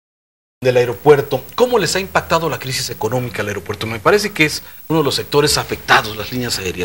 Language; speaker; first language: Spanish; native; Spanish